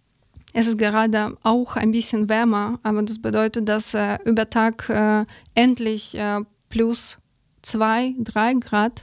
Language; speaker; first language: German; non-native, learner; Ukrainian